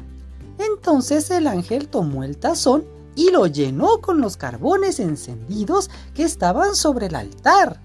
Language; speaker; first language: Spanish; native; Spanish